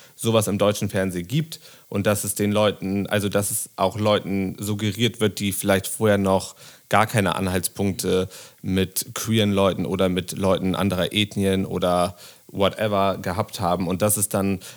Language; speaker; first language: German; native; German